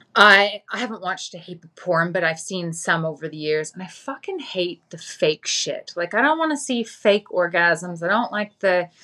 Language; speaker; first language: English; native; English